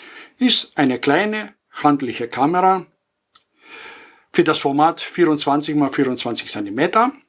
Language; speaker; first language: German; non-native, fluent; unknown